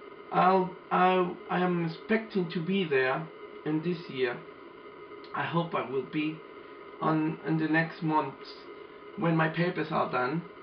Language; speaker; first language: English; non-native, fluent; Spanish